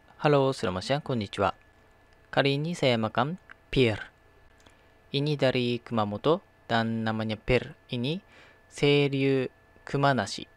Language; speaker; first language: Indonesian; non-native, learner; Japanese